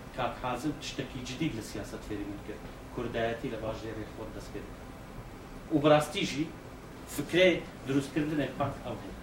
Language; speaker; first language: Swedish; non-native, fluent; Arabic